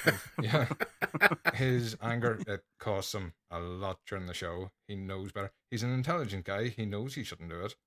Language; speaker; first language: English; native; English